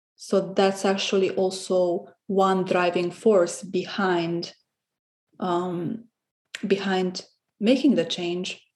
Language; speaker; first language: English; non-native, fluent; Romanian